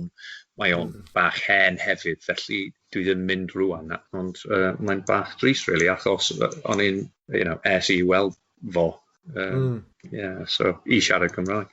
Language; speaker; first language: Welsh; non-native, local second language; English